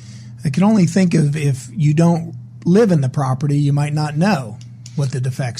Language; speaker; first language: English; native; English